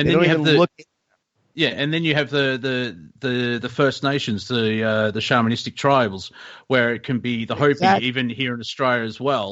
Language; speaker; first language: English; native; English